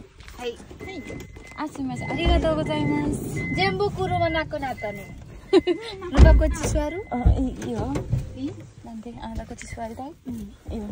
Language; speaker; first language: Japanese; non-native, learner; Nepali